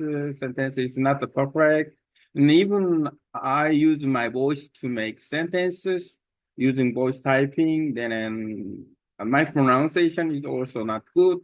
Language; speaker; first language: English; non-native, learner; Korean